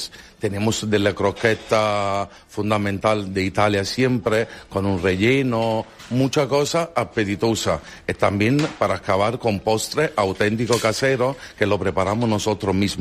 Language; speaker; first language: Spanish; non-native, fluent; Italian